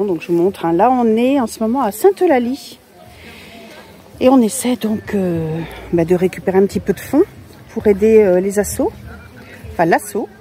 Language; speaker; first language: French; native; French